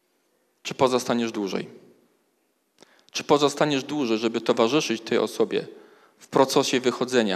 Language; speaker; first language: Polish; native; Polish